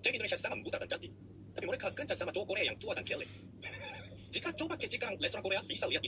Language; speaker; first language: Indonesian; non-native, learner; Korean